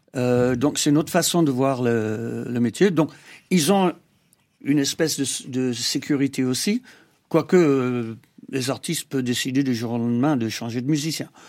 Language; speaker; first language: French; non-native, fluent; English